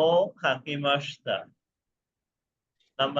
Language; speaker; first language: Japanese; non-native, fluent; Bangla